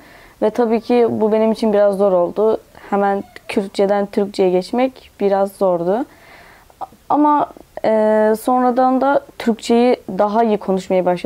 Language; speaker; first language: Turkish; non-native, local second language; Kurdish